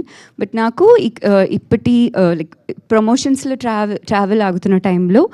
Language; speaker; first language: Telugu; non-native, learner; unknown